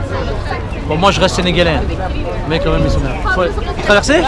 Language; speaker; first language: French; native; French